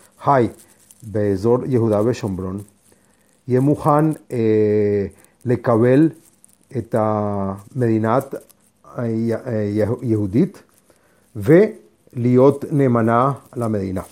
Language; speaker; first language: Hebrew; non-native, fluent; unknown